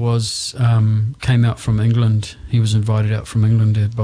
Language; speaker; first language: English; native; English